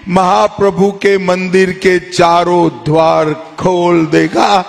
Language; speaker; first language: Hindi; non-native, local second language; Gujarati